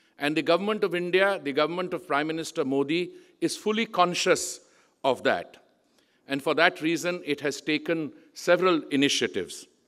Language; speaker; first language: English; non-native, local second language; Punjabi